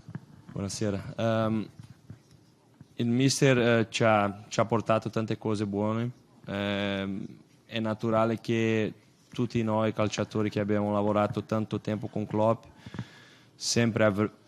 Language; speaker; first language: Italian; non-native, fluent; Portuguese